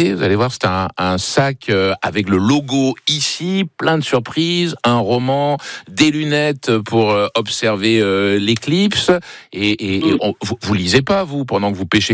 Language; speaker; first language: French; native; French